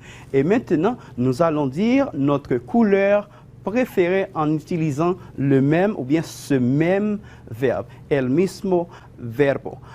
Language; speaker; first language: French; non-native, fluent; Spanish